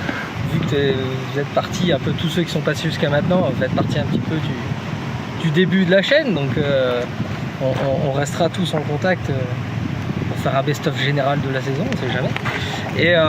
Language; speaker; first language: French; native; French